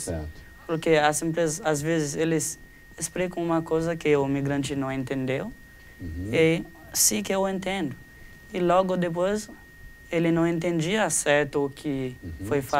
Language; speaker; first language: Portuguese; non-native, fluent; Haitian Creole